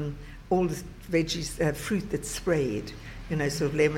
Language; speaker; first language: English; native; English